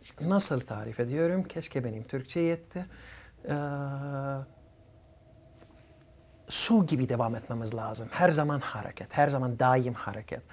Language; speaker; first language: Turkish; early bilingual, other home language; Arabic